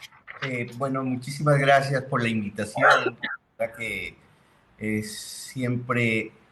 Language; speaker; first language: Spanish; native; Spanish